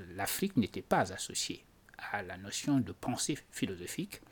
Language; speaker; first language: French; non-native, local second language; Wolof